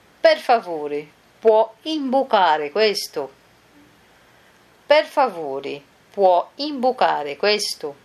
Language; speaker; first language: Italian; non-native, fluent; Portuguese